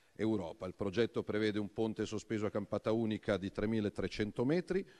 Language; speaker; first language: Italian; native; Italian